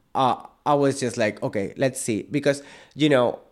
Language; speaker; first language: English; non-native, fluent; Spanish